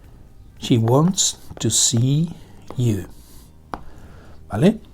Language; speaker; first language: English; non-native, fluent; Spanish